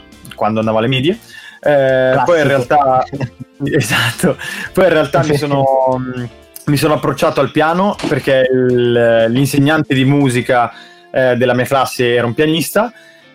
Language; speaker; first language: Italian; native; Italian